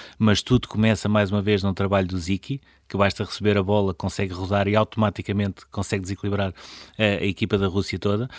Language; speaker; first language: Portuguese; native; Portuguese